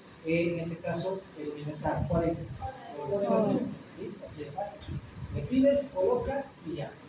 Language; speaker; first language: Spanish; native; Spanish